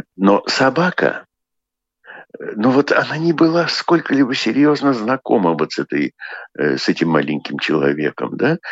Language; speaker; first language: Russian; native; Russian